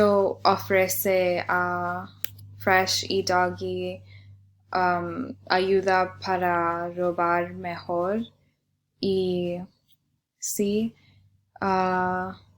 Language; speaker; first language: Spanish; non-native, learner; English